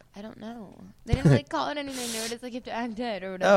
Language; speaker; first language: English; native; English